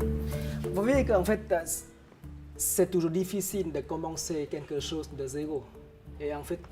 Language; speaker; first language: French; non-native, fluent; Vietnamese